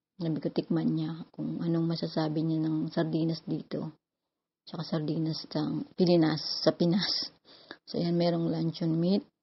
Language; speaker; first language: Filipino; native; Filipino